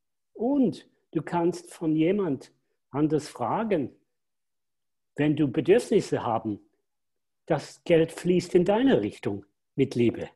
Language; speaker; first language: German; non-native, fluent; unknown